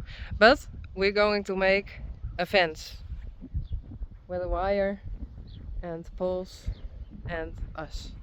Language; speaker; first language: English; non-native, learner; Western Frisian